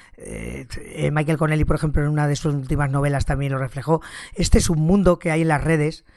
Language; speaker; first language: Spanish; native; Spanish